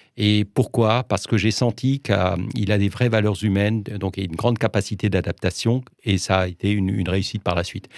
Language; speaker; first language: French; non-native, local second language; Swiss German